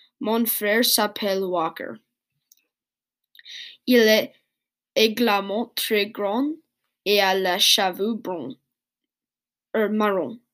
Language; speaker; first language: French; non-native, learner; English